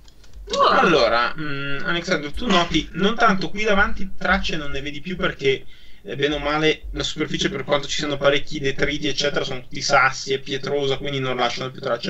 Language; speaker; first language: Italian; native; Italian